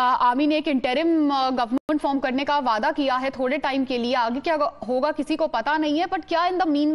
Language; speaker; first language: Hindi; native; Hindi